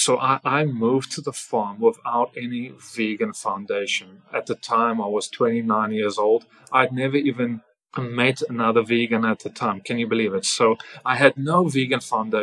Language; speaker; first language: English; non-native, local second language; Afrikaans